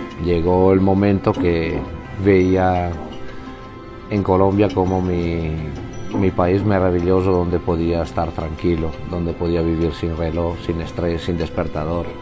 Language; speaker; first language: Spanish; non-native, fluent; Italian